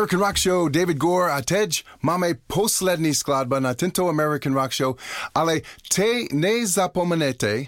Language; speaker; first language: Czech; non-native, learner; English